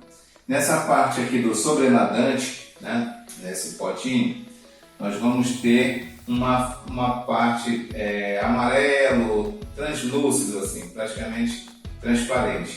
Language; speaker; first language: Portuguese; native; Portuguese